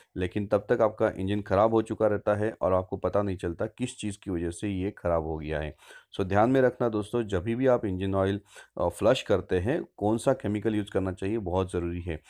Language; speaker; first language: Hindi; non-native, local second language; Marathi